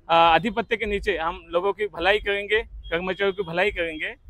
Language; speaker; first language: Hindi; non-native, local second language; Marathi